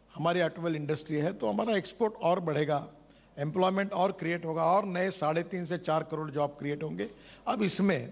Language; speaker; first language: Hindi; non-native, local second language; Marathi